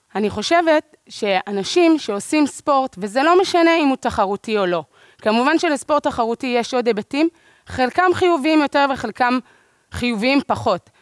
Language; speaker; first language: Hebrew; native; Hebrew